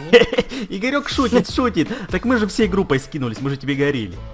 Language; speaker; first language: Russian; native; Russian